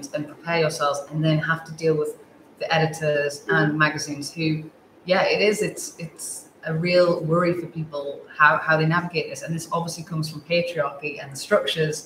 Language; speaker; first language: English; native; English